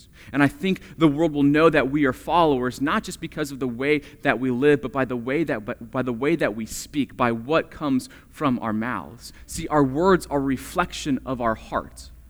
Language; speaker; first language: English; native; English